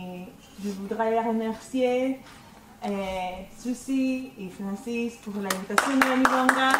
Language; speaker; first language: French; non-native, learner; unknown